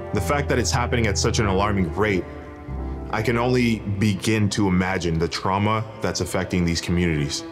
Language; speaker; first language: English; native; English